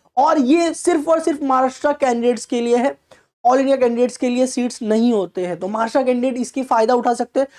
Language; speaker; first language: Hindi; non-native, local second language; Marathi